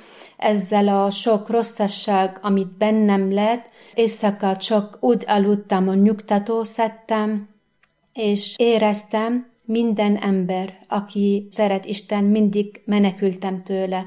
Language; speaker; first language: Hungarian; non-native, fluent; Arabic